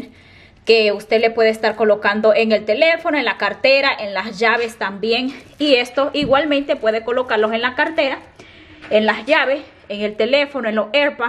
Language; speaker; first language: Spanish; native; Spanish